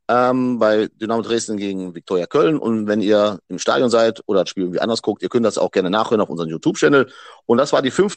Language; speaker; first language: German; native; German